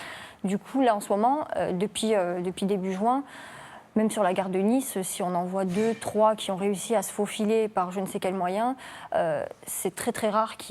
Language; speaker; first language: French; native; French